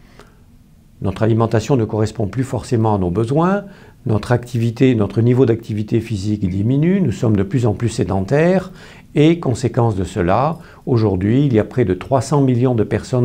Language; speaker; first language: French; native; French